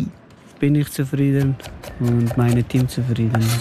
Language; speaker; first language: German; non-native, learner; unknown